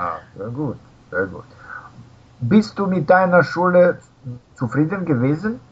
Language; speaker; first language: German; non-native, fluent; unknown